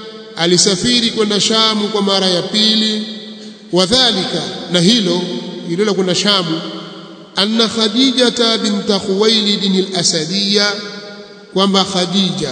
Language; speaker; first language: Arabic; non-native, fluent; Swahili